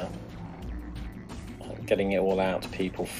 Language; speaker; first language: English; native; English